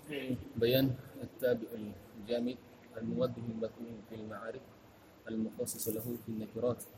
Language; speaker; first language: Arabic; non-native, learner; Indonesian